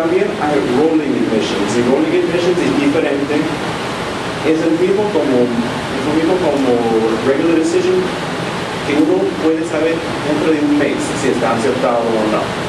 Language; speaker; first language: Spanish; non-native, fluent; English